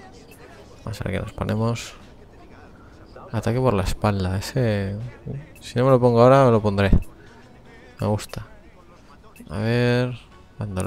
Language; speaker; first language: Spanish; native; Spanish